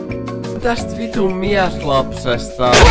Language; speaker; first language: Finnish; native; Finnish